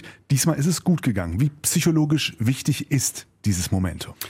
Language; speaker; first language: German; native; German